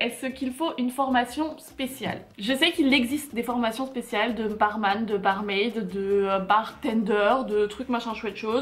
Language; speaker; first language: French; native; French